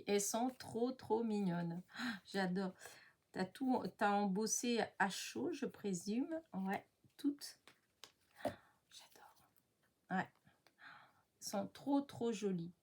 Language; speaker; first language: French; native; French